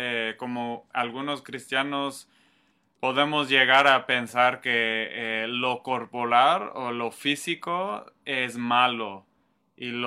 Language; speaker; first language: Spanish; non-native, fluent; English